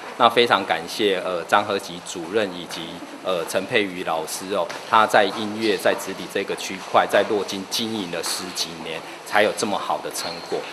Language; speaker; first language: Chinese; native; Chinese